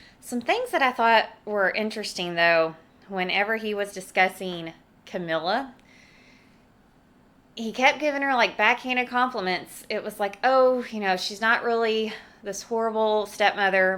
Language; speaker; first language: English; native; English